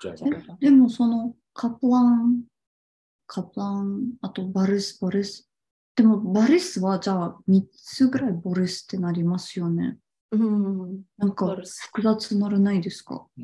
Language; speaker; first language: Japanese; non-native, fluent; Tatar